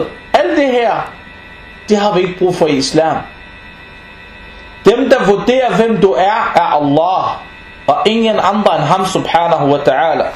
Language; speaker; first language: Danish; early bilingual, other home language; Arabic